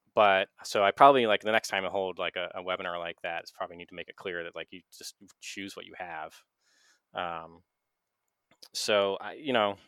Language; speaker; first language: English; native; English